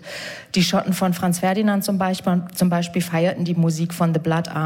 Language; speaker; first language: German; native; German